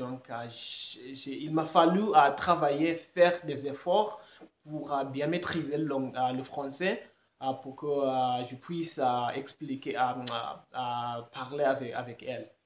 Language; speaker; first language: French; non-native, fluent; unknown